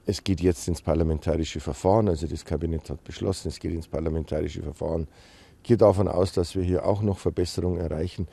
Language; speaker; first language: German; native; German